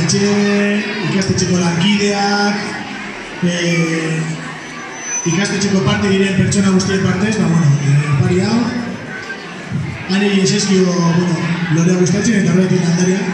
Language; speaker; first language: Basque; native; Basque